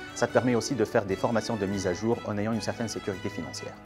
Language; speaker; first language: French; non-native, local second language; Arabic